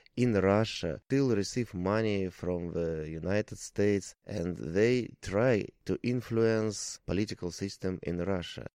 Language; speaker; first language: English; non-native, learner; Russian